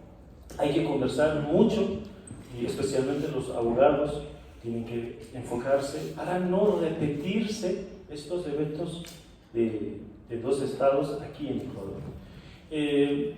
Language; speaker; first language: Spanish; non-native, fluent; Persian